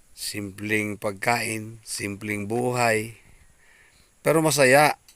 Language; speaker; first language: Filipino; non-native, local second language; Cebuano